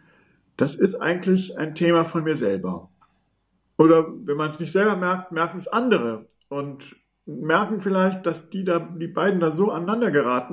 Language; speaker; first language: German; native; German